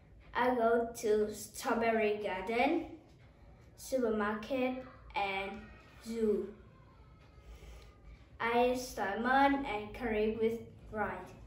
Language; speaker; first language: English; non-native, learner; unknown